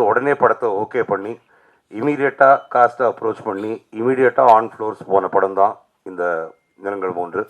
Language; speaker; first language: Tamil; native; Tamil